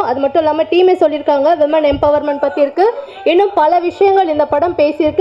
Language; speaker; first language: Tamil; native; Tamil